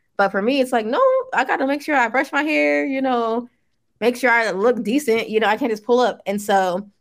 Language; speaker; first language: English; early bilingual, other home language; Yoruba